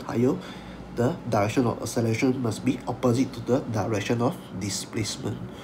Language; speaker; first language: English; non-native, local second language; Chinese